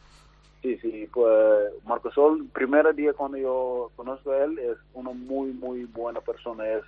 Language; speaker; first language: Spanish; non-native, learner; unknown